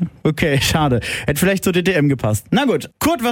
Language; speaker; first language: German; native; German